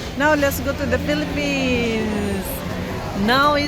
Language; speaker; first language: English; non-native, learner; Filipino